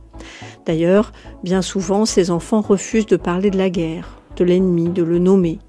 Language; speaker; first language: French; native; French